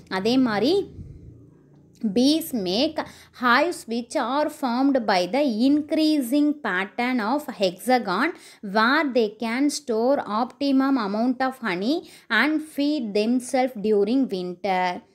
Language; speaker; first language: English; non-native, local second language; Tamil